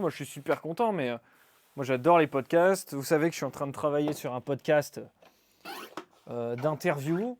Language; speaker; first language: French; native; French